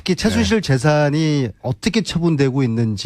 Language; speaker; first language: Korean; native; Korean